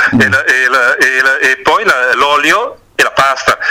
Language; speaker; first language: Italian; native; Italian